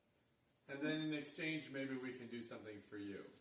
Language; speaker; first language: English; native; English